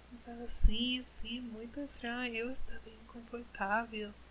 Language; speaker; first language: Portuguese; non-native, learner; English